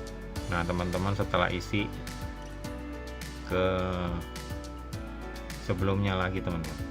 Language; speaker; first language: Indonesian; native; Indonesian